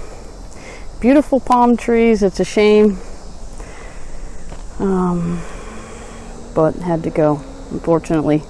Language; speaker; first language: English; native; English